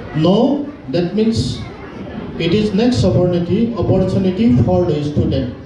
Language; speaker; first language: English; non-native, local second language; Assamese